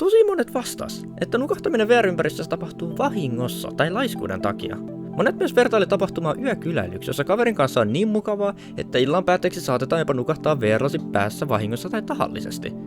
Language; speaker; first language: Finnish; native; Finnish